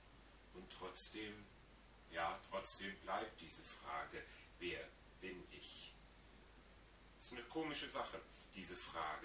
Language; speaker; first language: German; native; German